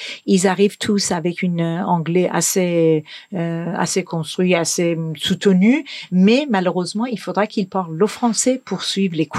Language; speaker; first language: French; non-native, fluent; Persian